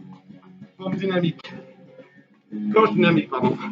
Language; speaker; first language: French; native; French